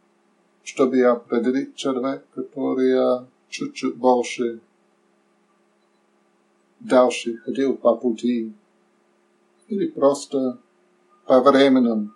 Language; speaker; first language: Russian; non-native, learner; English